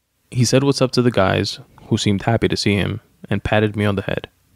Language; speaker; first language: English; early bilingual, other home language; Spanish